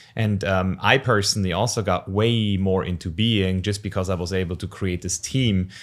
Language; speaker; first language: English; non-native, fluent; German